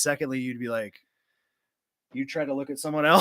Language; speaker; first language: English; native; English